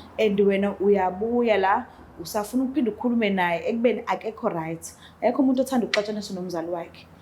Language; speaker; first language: Zulu; native; Zulu